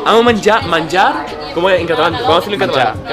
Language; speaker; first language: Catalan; non-native, learner; Spanish